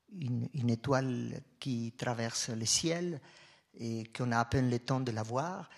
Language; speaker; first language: French; non-native, fluent; Spanish